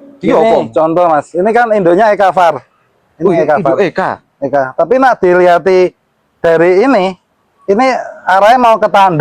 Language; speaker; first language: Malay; non-native, local second language; Javanese